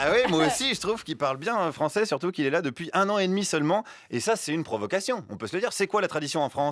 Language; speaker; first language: French; native; French